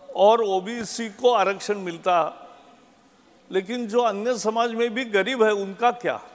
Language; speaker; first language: Hindi; non-native, local second language; Marathi